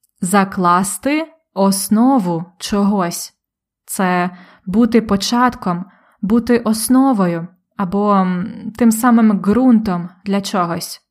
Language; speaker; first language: Ukrainian; native; Ukrainian